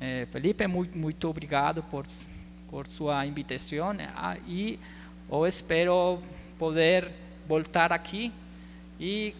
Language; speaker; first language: Portuguese; non-native, learner; Spanish